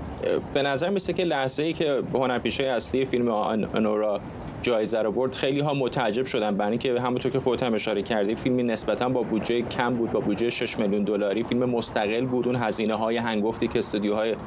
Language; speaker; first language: Persian; native; Persian